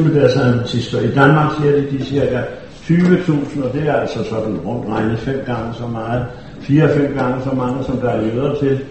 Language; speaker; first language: Danish; native; Danish